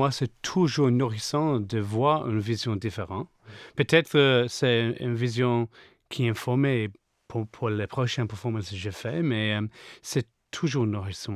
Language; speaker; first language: French; non-native, fluent; English